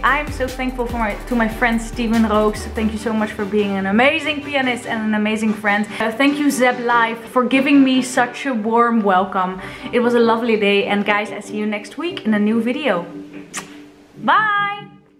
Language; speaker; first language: English; non-native, fluent; Dutch